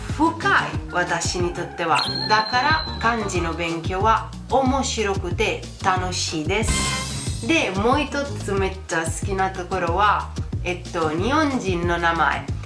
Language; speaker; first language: Japanese; non-native, fluent; Italian